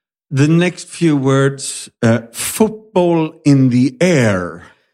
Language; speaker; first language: English; non-native, fluent; Swedish